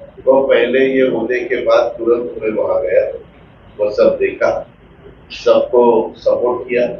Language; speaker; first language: Hindi; non-native, local second language; Marathi